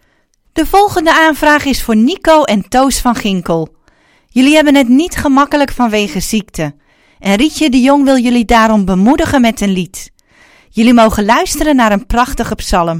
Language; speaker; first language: Dutch; native; Dutch